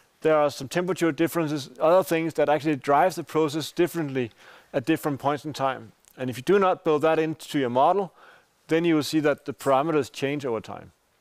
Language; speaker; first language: English; non-native, fluent; Danish